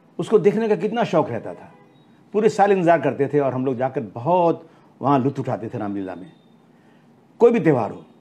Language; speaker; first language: Hindi; native; Hindi